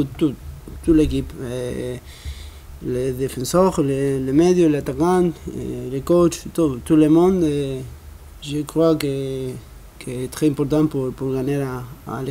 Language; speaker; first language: French; non-native, learner; Spanish